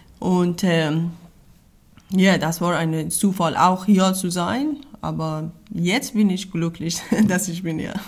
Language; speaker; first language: German; non-native, learner; Persian